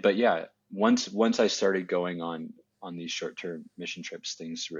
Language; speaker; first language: English; native; English